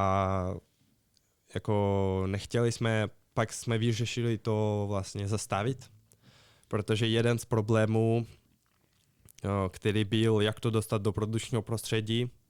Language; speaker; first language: Czech; non-native, fluent; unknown